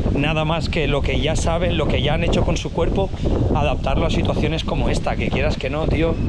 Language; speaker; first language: Spanish; native; Spanish